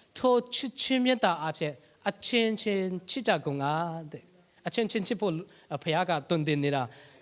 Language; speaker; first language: Burmese; non-native, local second language; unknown